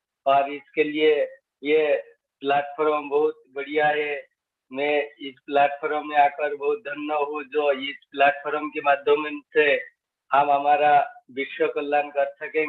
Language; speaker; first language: Hindi; non-native, local second language; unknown